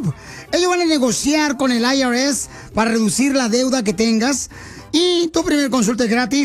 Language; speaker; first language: Spanish; native; Spanish